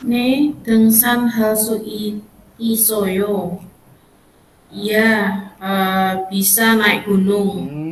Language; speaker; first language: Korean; non-native, learner; Indonesian